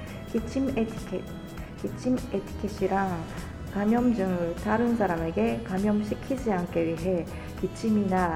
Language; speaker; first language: Korean; non-native, fluent; Japanese